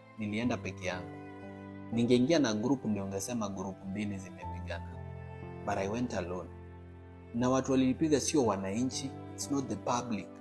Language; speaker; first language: Swahili; native; Swahili